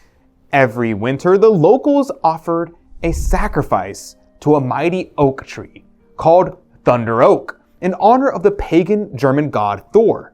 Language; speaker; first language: English; native; English